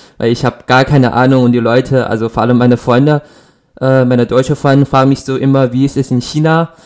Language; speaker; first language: German; non-native, fluent; Chinese